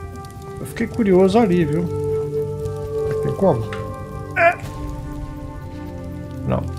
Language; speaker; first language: Portuguese; native; Portuguese